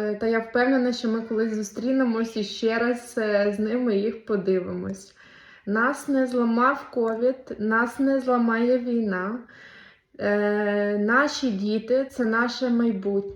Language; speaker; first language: Ukrainian; native; Ukrainian